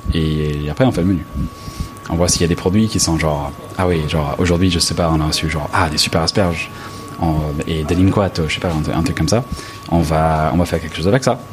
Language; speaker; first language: French; non-native, fluent; English